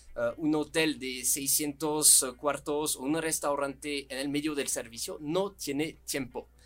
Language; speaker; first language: Spanish; non-native, fluent; French